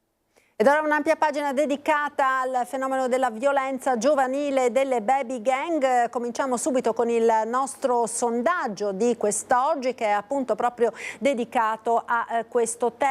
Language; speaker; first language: Italian; native; Italian